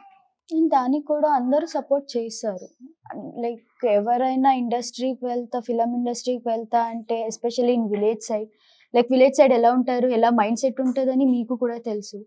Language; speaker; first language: Telugu; non-native, local second language; Kannada